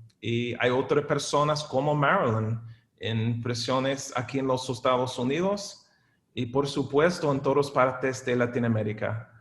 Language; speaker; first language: Spanish; non-native, fluent; English